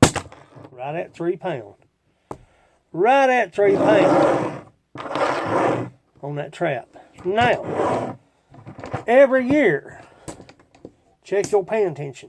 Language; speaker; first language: English; native; English